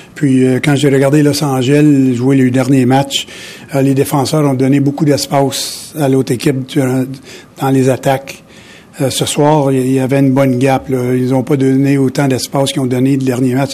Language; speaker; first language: French; native; French